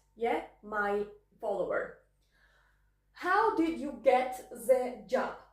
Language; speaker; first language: English; non-native, learner; Georgian